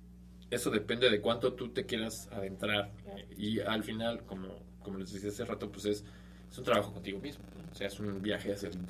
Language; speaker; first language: Spanish; native; Spanish